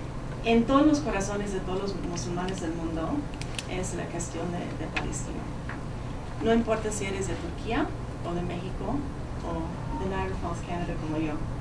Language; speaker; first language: Spanish; non-native, fluent; English